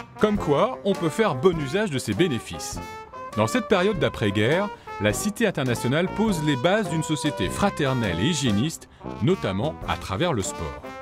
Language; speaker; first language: French; native; French